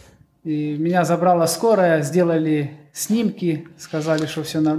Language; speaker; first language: Polish; non-native, learner; Russian